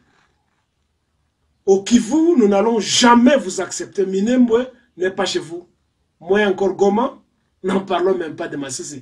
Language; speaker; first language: French; non-native, local second language; Swahili